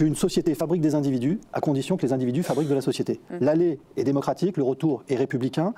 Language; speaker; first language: French; native; French